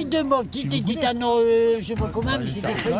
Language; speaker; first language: French; native; French